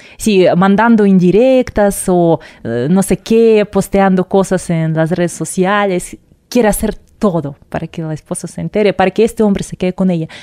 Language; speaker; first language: Spanish; non-native, fluent; Russian